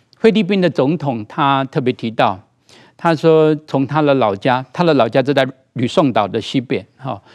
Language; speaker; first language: Chinese; native; Chinese